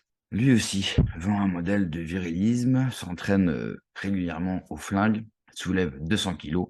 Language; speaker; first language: French; native; French